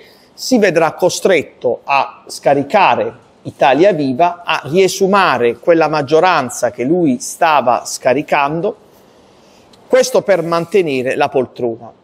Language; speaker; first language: Italian; native; Italian